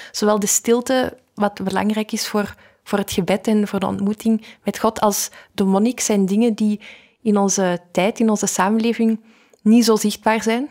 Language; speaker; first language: Dutch; native; Dutch